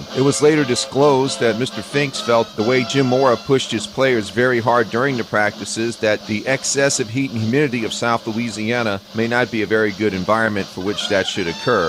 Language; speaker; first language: English; native; English